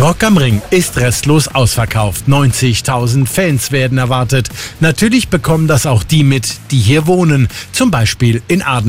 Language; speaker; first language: German; native; German